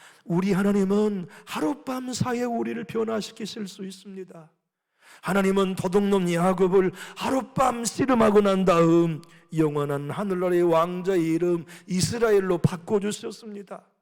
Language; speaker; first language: Korean; native; Korean